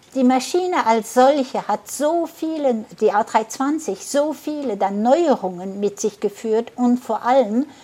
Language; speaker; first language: German; early bilingual, heritage; German